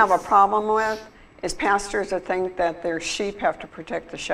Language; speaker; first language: English; native; English